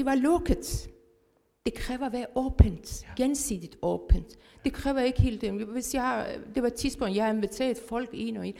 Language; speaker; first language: Danish; non-native, fluent; Persian